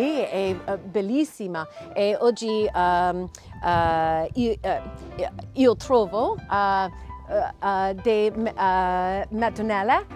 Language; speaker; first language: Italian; non-native, learner; English